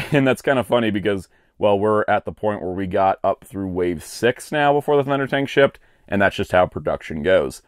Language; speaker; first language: English; native; English